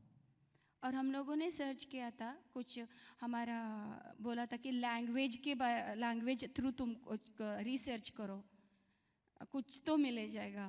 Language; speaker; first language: Hindi; non-native, local second language; Kannada